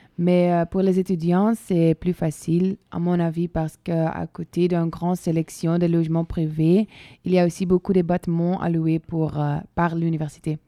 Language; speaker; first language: French; non-native, local second language; Dutch